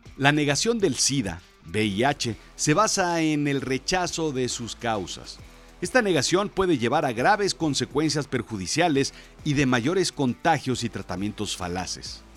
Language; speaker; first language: Spanish; native; Spanish